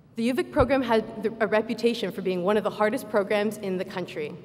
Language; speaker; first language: English; native; English